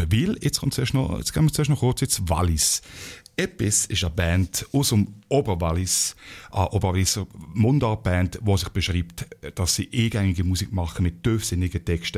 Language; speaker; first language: German; native; German